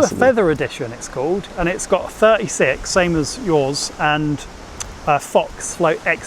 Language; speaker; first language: English; native; English